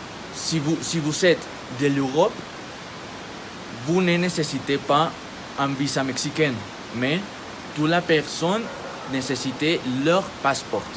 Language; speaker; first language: French; non-native, learner; Spanish